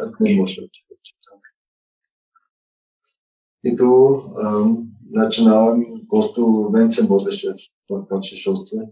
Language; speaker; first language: Polish; non-native, learner; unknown